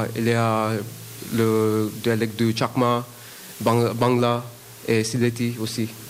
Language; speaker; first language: French; non-native, learner; Bangla